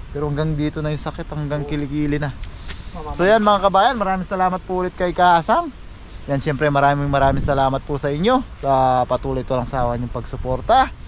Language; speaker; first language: Filipino; non-native, local second language; Pampanga